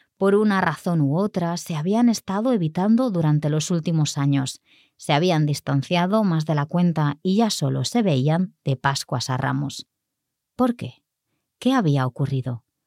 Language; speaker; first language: Spanish; native; Spanish